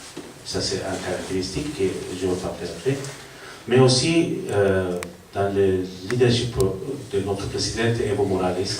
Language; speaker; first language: French; non-native, learner; Spanish